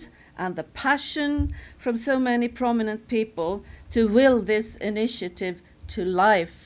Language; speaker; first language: English; non-native, fluent; Swedish